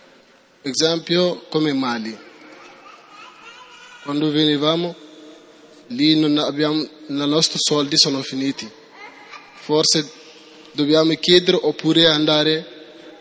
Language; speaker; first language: Italian; non-native, learner; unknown